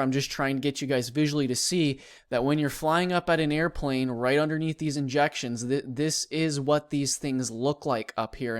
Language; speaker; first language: English; native; English